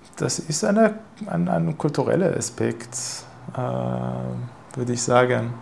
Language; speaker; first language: German; non-native, fluent; Hebrew